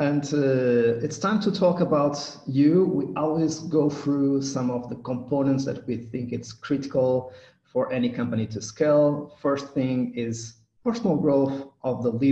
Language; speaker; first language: English; non-native, fluent; Portuguese